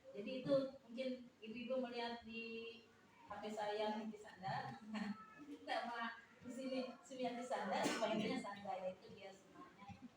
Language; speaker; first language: Indonesian; non-native, local second language; Sundanese